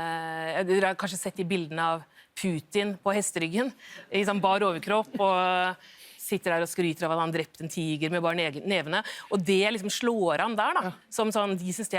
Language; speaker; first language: Norwegian; native; Norwegian